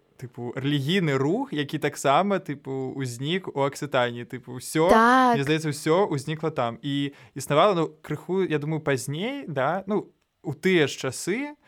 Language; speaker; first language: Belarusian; non-native, local second language; Russian